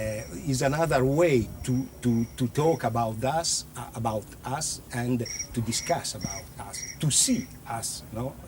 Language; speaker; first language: English; non-native, learner; Italian